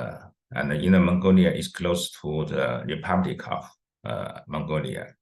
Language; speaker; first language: English; non-native, fluent; Chinese